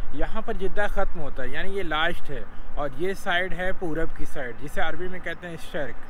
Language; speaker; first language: Hindi; native; Hindi